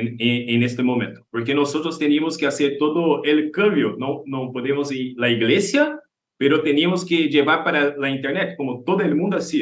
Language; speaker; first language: Spanish; non-native, learner; Portuguese